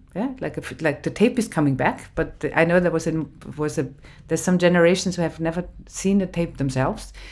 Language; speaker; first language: English; non-native, fluent; German